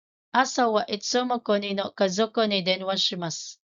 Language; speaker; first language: Japanese; non-native, fluent; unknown